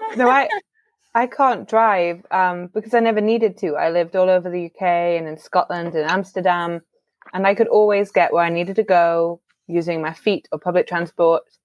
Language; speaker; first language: English; native; English